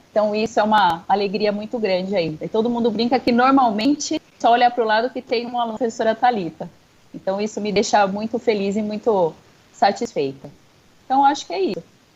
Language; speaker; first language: Portuguese; native; Portuguese